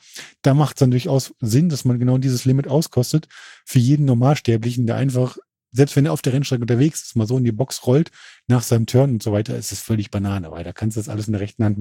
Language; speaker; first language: German; native; German